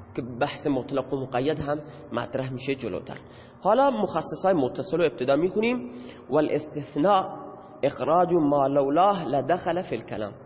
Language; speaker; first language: Persian; native; Persian